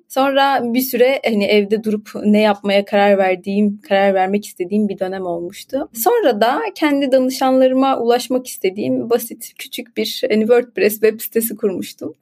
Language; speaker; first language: Turkish; native; Turkish